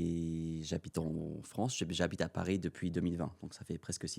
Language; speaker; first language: French; non-native, fluent; English